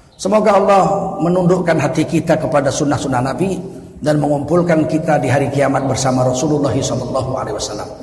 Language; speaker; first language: Indonesian; native; Indonesian